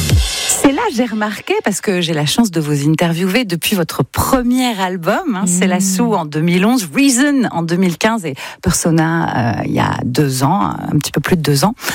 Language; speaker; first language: French; native; French